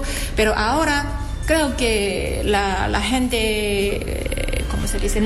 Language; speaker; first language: Spanish; non-native, fluent; Chinese